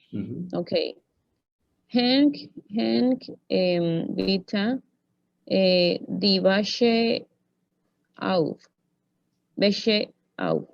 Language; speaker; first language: German; non-native, learner; Spanish